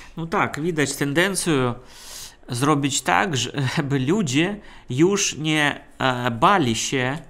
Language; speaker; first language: Polish; non-native, fluent; Russian